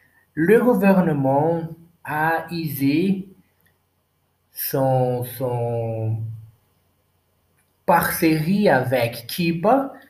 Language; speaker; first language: French; non-native, learner; Portuguese